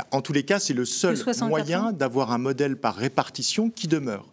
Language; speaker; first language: French; native; French